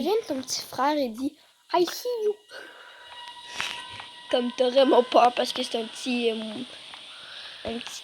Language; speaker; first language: French; native; French